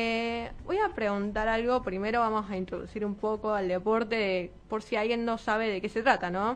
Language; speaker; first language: Spanish; native; Spanish